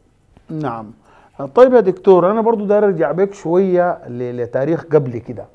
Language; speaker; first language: Arabic; native; Arabic